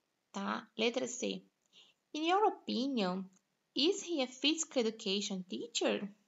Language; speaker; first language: English; non-native, fluent; Portuguese